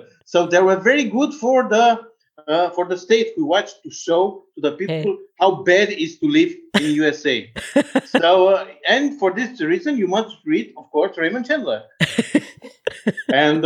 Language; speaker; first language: English; non-native, fluent; Romanian